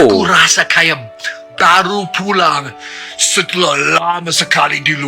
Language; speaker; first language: Indonesian; non-native, learner; English